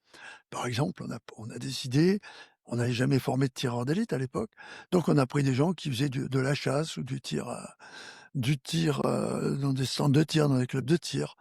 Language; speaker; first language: French; native; French